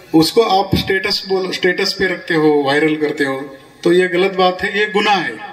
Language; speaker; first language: Hindi; non-native, local second language; Marathi